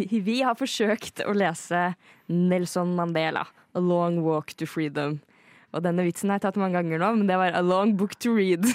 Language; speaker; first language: Norwegian; native; Norwegian